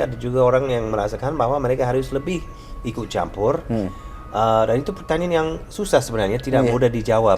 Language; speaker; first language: Indonesian; non-native, fluent; English